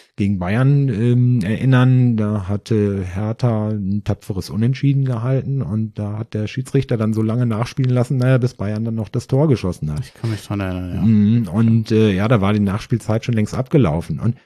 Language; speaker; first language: German; native; German